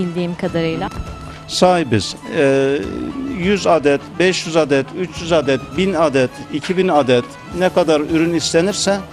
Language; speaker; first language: Turkish; native; Turkish